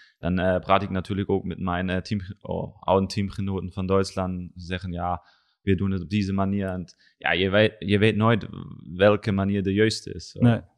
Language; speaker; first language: Dutch; non-native, learner; German